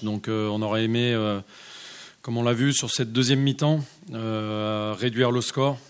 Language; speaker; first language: French; native; French